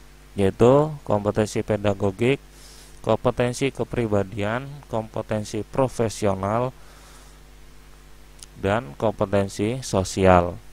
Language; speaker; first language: Indonesian; native; Indonesian